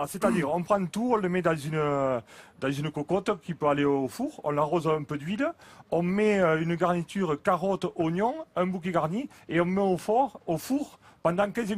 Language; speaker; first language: French; native; French